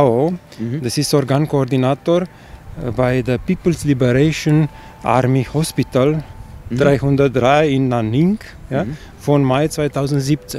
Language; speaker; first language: German; non-native, fluent; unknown